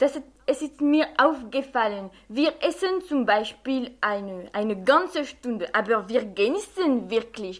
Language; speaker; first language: German; non-native, fluent; French